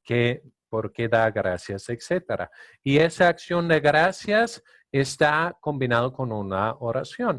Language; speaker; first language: Spanish; non-native, fluent; Danish